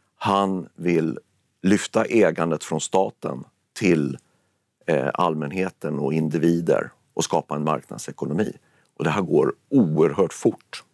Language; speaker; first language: Swedish; native; Swedish